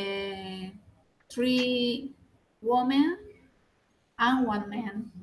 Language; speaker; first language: English; non-native, learner; Spanish